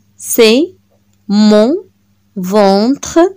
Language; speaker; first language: French; non-native, local second language; Arabic